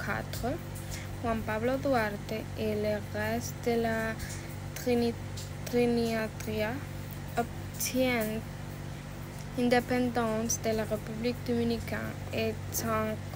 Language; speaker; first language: French; non-native, learner; Spanish